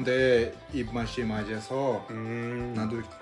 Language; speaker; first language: Korean; non-native, fluent; Russian